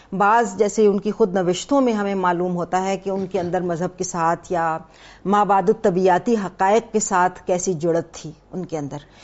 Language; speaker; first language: Urdu; native; Urdu